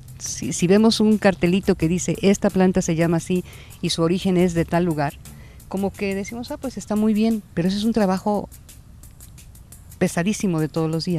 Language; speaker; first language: Spanish; native; Spanish